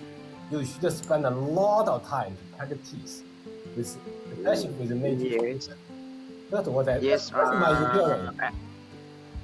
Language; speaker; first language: English; non-native, learner; Vietnamese